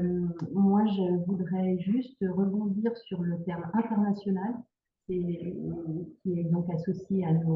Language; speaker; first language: French; native; French